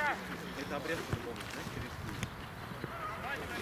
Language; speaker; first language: Russian; native; Russian